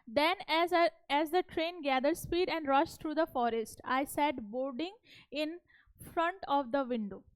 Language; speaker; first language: English; non-native, local second language; Hindi